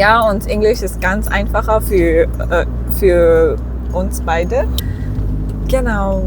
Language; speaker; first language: German; non-native, learner; Persian